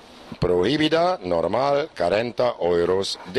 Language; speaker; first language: Spanish; non-native, learner; German